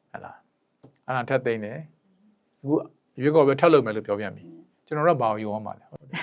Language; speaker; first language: Burmese; native; Burmese